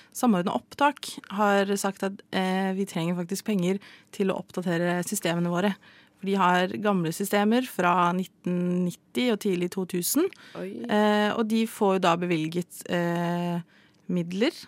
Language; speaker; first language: Norwegian; native; Norwegian